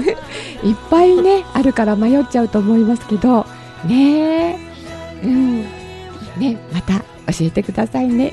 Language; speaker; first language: Japanese; native; Japanese